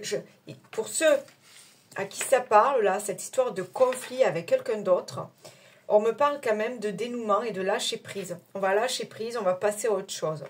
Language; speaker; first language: French; native; French